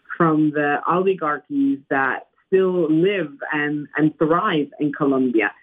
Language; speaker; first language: English; non-native, fluent; Spanish